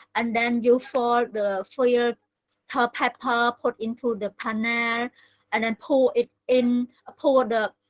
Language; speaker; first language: English; non-native, learner; Khmer